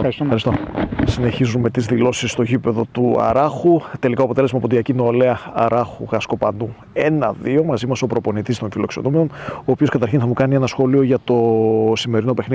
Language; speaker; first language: Greek; native; Greek